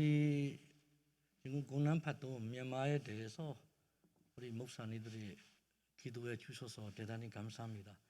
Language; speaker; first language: Korean; non-native, learner; Burmese